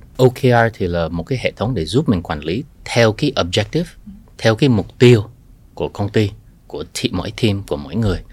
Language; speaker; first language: Vietnamese; early bilingual, heritage; Vietnamese